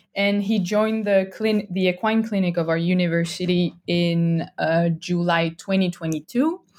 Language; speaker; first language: English; non-native, fluent; French